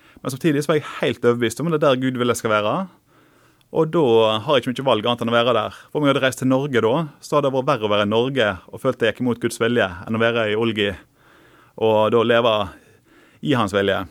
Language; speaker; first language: Norwegian; native; Norwegian